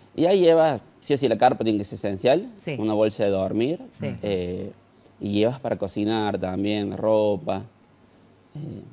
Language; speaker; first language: Spanish; native; Spanish